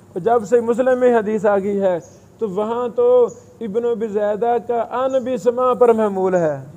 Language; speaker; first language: Urdu; non-native, local second language; Punjabi